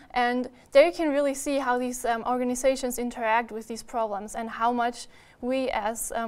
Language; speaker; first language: English; non-native, fluent; German